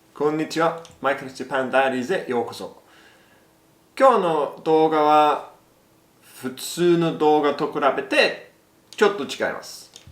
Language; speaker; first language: Japanese; non-native, learner; English